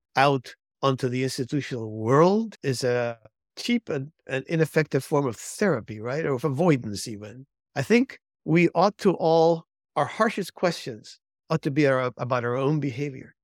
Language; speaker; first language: English; early bilingual, other home language; Spanish